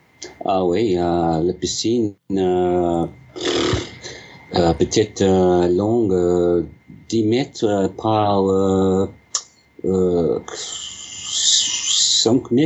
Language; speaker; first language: French; non-native, learner; English